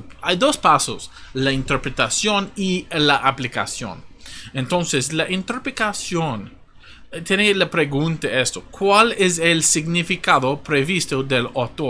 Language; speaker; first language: Spanish; non-native, fluent; English